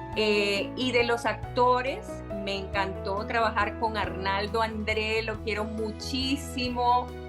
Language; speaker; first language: Spanish; native; Spanish